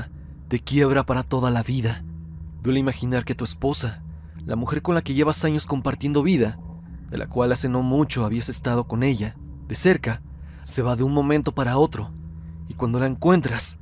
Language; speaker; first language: Spanish; native; Spanish